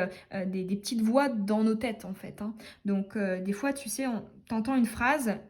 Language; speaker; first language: French; native; French